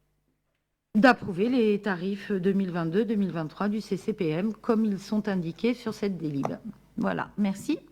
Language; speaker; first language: French; native; French